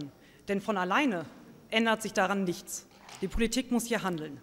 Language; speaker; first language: German; native; German